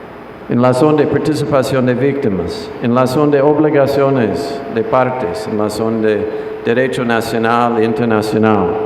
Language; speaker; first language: Spanish; non-native, fluent; English